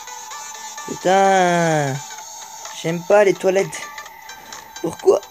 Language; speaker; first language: French; native; French